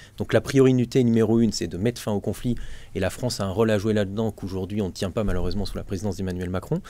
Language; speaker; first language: French; native; French